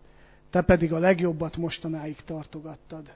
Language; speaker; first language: Hungarian; native; Hungarian